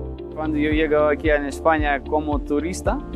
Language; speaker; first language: Spanish; non-native, learner; Russian